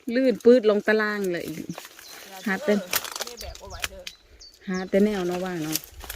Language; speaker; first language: Thai; native; Thai